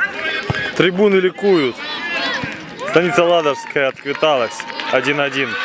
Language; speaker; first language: Russian; native; Russian